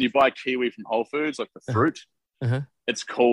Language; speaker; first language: English; native; English